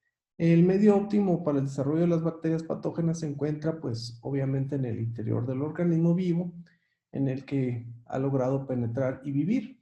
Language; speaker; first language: Spanish; native; Spanish